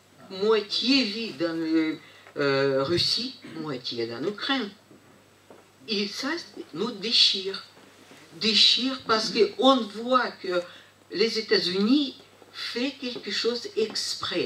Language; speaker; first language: French; non-native, fluent; Russian